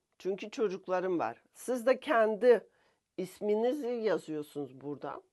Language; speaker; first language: Turkish; non-native, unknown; Russian